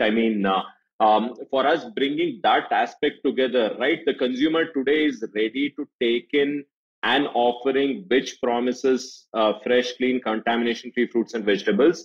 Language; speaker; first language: English; non-native, local second language; Kannada